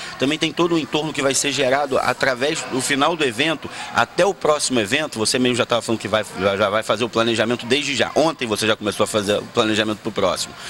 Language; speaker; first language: Portuguese; native; Portuguese